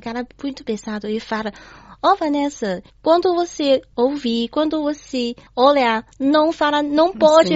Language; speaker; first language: Portuguese; non-native, learner; Chinese